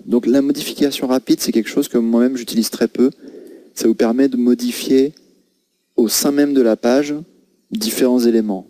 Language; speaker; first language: French; native; French